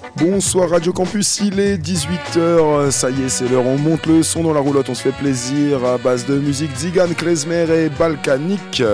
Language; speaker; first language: French; native; French